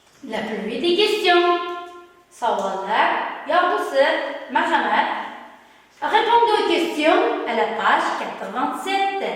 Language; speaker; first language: French; non-native, fluent; Uzbek